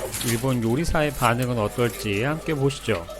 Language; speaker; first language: Korean; native; Korean